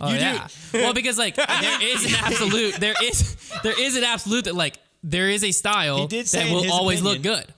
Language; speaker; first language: English; native; English